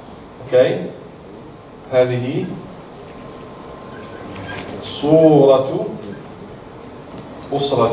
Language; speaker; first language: Arabic; non-native, fluent; Italian